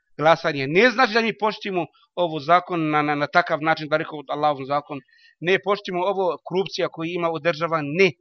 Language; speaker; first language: Bosnian; non-native, learner; Arabic